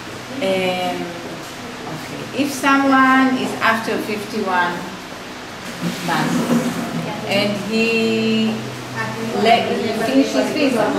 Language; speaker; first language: English; non-native, fluent; Hebrew